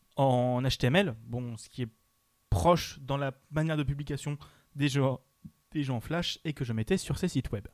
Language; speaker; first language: French; native; French